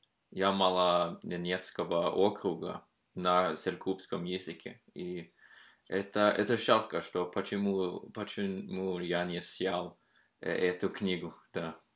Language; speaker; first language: Russian; non-native, fluent; Norwegian